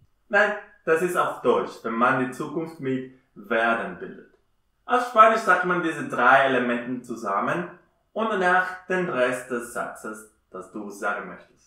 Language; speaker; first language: German; non-native, fluent; Spanish